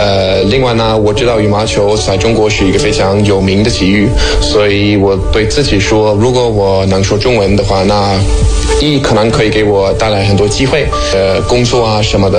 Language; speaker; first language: Chinese; non-native, fluent; Danish